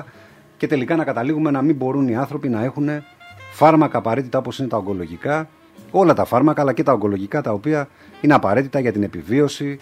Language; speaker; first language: Greek; native; Greek